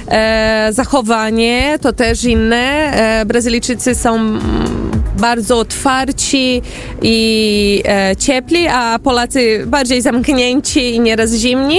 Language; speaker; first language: Polish; early bilingual, heritage; Portuguese